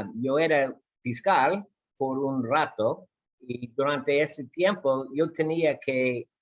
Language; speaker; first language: Spanish; non-native, fluent; English